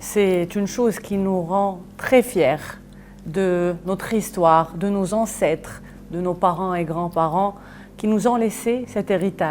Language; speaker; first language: French; non-native, local second language; Arabic